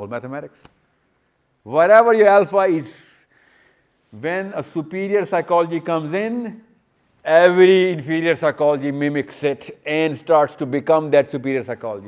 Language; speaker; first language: English; non-native, local second language; Urdu